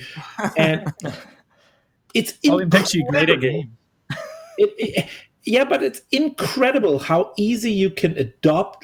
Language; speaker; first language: English; non-native, fluent; German